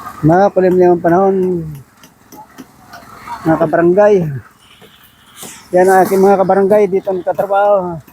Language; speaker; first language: Filipino; native; Filipino